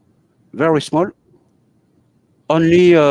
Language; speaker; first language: English; non-native, learner; French